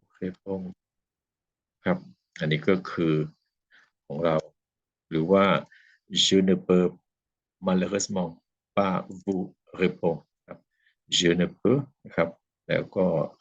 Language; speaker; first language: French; non-native, fluent; Thai